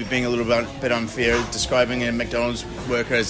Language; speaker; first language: English; native; English